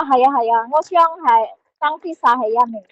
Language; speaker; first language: Chinese; non-native, learner; Indonesian